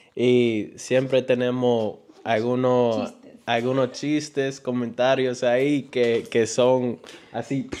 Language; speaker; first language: Spanish; early bilingual, heritage; Spanish